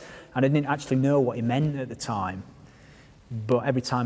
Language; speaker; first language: English; native; English